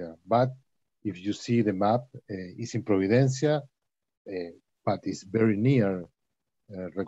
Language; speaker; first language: English; non-native, learner; Spanish